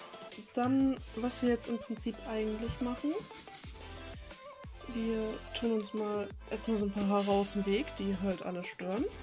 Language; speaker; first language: German; native; German